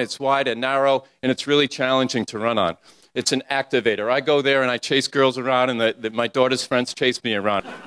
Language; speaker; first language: English; native; English